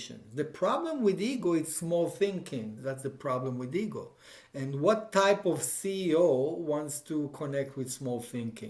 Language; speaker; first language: English; non-native, fluent; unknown